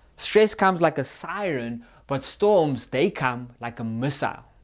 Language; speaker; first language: English; native; English